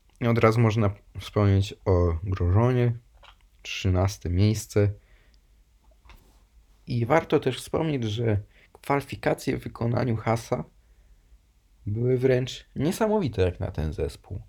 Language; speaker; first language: Polish; native; Polish